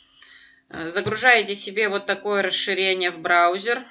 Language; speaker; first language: Russian; native; Russian